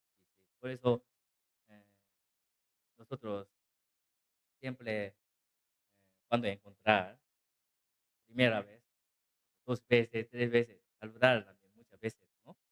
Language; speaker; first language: Spanish; non-native, learner; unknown